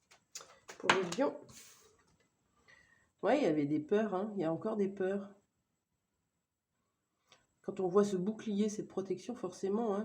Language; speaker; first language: French; native; French